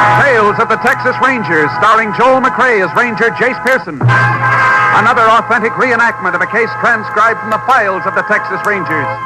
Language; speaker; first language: English; native; English